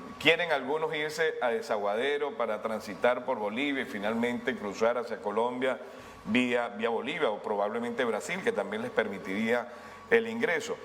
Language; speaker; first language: Spanish; native; Spanish